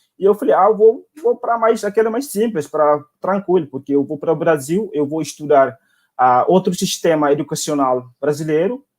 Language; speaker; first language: Portuguese; non-native, local second language; Tetum